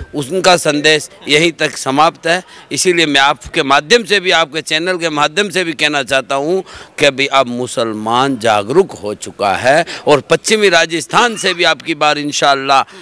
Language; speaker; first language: Hindi; native; Hindi